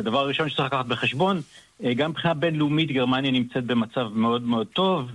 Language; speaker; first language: Hebrew; native; Hebrew